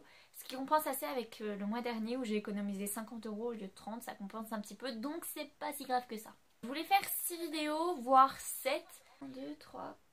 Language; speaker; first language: French; native; French